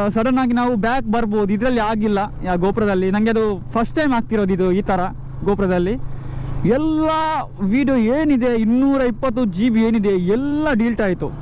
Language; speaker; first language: Kannada; non-native, local second language; Tulu